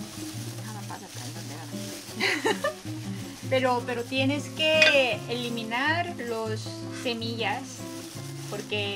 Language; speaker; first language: Spanish; non-native, fluent; Korean